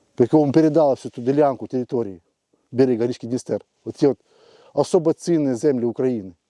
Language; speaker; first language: Ukrainian; non-native, local second language; Russian